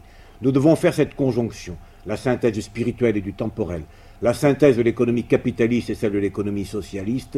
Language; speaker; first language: French; native; French